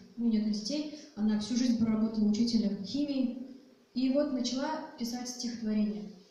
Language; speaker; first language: Russian; non-native, local second language; Tatar